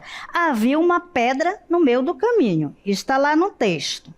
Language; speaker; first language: Portuguese; native; Portuguese